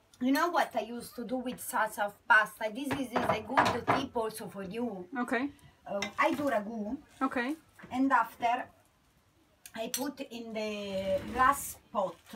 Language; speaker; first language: English; non-native, learner; Italian